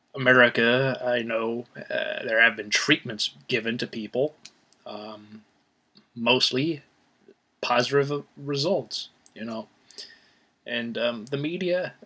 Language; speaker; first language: English; native; English